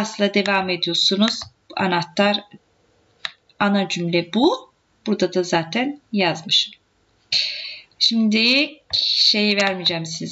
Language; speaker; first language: Turkish; native; Turkish